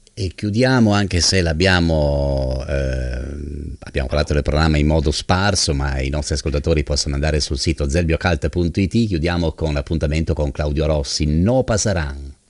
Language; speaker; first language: Italian; native; Italian